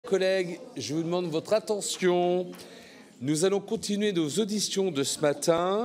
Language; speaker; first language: French; native; French